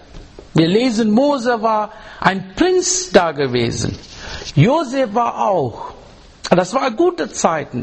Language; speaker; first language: German; non-native, learner; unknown